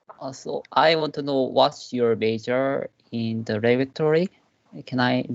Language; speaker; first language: English; non-native, learner; Korean